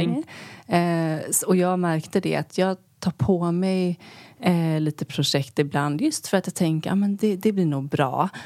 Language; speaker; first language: Swedish; native; Swedish